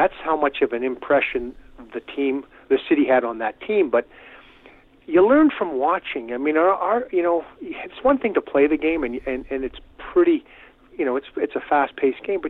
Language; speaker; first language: English; native; English